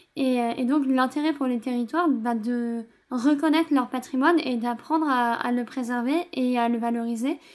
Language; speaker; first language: French; native; French